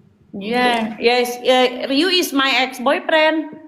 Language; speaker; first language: English; non-native, learner; Indonesian